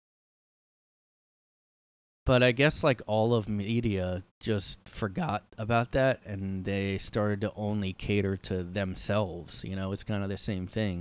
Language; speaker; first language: English; native; English